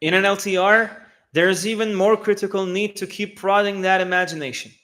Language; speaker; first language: English; non-native, fluent; Turkish